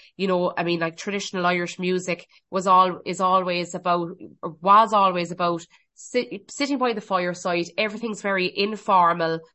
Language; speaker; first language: English; native; English